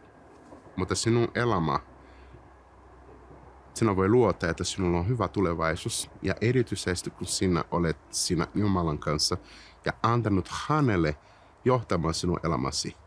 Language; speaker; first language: Finnish; non-native, learner; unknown